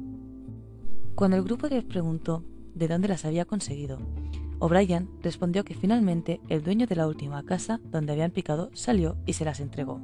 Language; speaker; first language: Spanish; native; Spanish